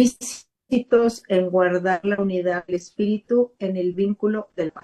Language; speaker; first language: Spanish; native; Spanish